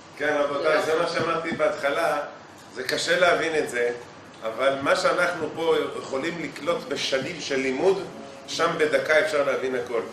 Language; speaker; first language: Hebrew; native; Hebrew